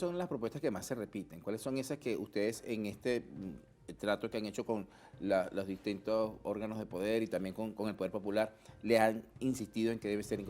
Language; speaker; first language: Spanish; native; Spanish